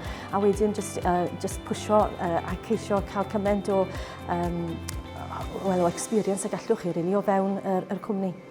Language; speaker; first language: Welsh; native; Welsh